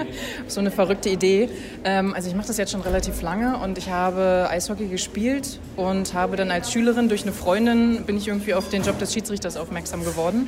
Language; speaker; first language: German; native; German